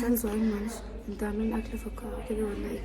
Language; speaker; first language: Arabic; native; Arabic